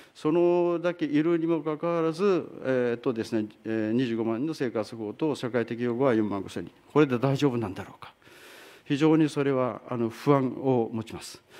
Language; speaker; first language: Japanese; native; Japanese